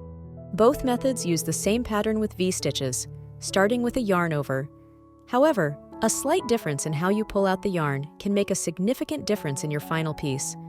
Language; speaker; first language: English; non-native, fluent; Chinese